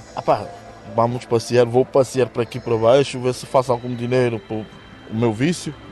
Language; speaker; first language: Portuguese; non-native, fluent; Romanian